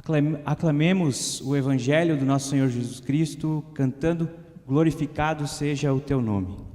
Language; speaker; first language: Portuguese; native; Portuguese